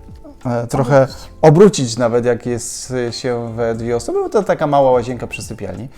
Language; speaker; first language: Polish; native; Polish